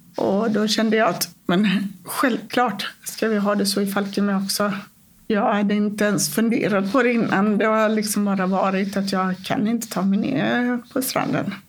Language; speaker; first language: Swedish; native; Swedish